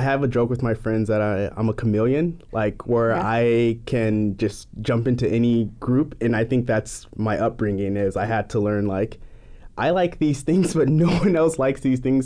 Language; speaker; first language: English; non-native, fluent; Japanese